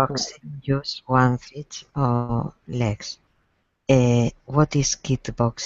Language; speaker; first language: English; non-native, learner; Spanish